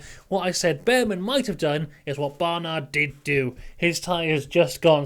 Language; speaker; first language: English; native; English